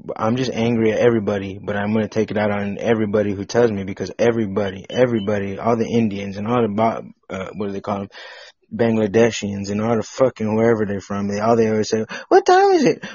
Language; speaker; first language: English; native; English